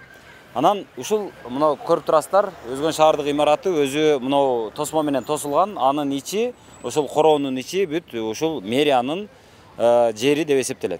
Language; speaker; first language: Kyrgyz; native; Kyrgyz